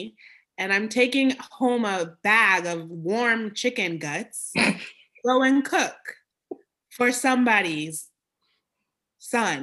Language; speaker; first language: English; native; English